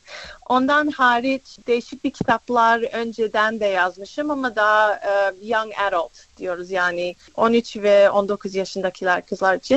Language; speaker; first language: Turkish; early bilingual, other home language; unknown